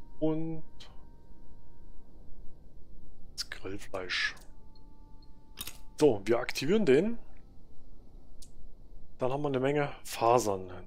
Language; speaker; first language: German; native; German